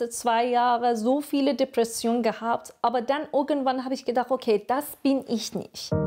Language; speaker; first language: German; non-native, learner; Persian